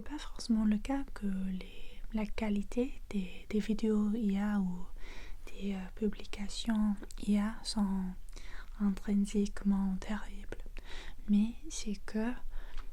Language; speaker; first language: French; non-native, fluent; English